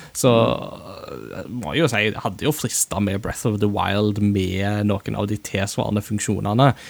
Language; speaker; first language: Norwegian; early bilingual, other home language; Japanese